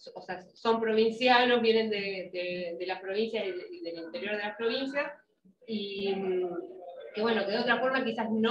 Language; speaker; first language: Spanish; native; Spanish